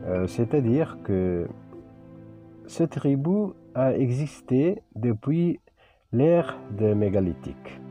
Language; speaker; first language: French; non-native, fluent; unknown